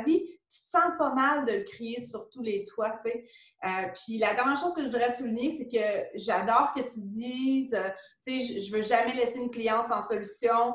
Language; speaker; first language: French; native; French